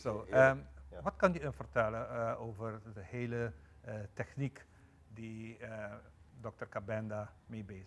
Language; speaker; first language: Dutch; non-native, local second language; Papiamento